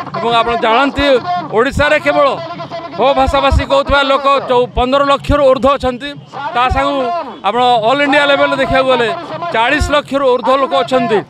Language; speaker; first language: Odia; non-native, local second language; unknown